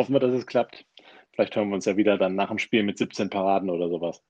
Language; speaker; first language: German; native; German